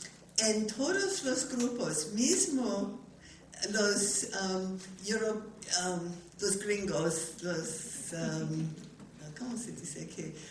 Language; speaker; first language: Spanish; non-native, learner; English